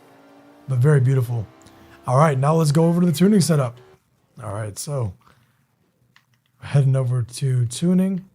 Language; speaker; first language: English; native; English